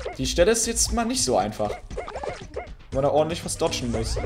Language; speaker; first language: German; native; German